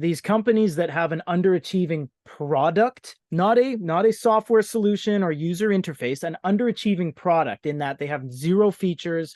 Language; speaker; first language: English; native; English